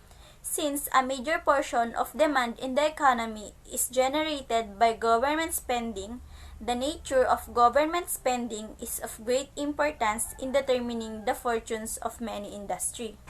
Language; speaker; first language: English; non-native, local second language; Filipino